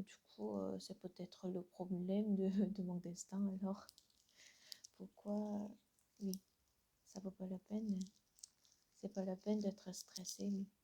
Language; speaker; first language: French; non-native, learner; Korean